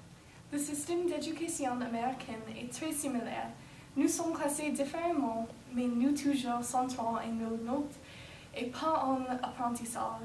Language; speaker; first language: French; non-native, learner; English